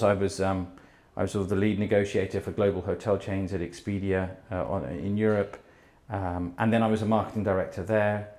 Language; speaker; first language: English; early bilingual, heritage; English